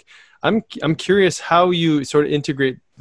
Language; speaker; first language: English; native; English